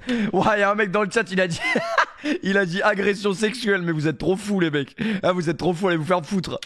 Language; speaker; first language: French; native; French